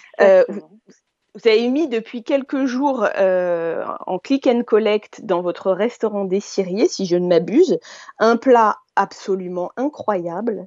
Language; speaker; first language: French; native; French